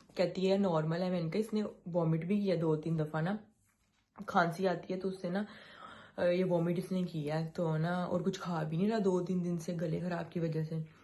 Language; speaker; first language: Urdu; native; Urdu